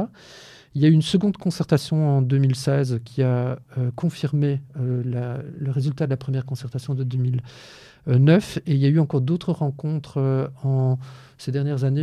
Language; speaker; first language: French; native; French